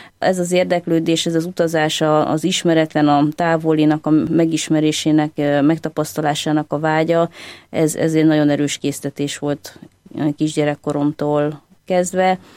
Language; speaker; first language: Hungarian; native; Hungarian